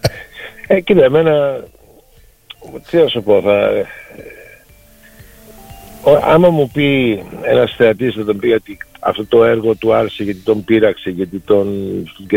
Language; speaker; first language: Greek; early bilingual, heritage; Greek